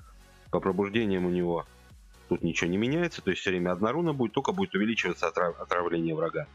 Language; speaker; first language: Russian; native; Russian